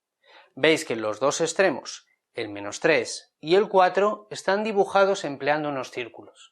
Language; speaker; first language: Spanish; native; Spanish